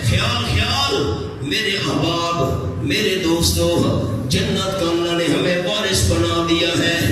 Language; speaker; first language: Urdu; non-native, local second language; Pashto